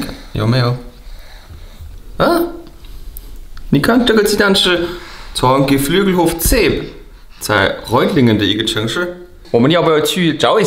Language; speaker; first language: Chinese; non-native, fluent; German